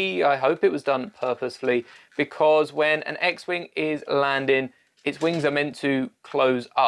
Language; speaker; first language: English; native; English